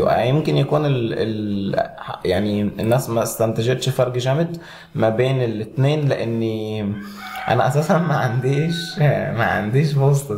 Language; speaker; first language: Arabic; native; Arabic